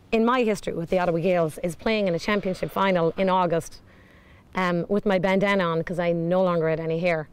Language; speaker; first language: English; native; English